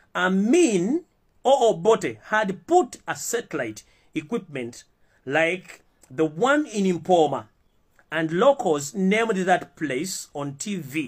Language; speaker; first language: English; non-native, local second language; Ganda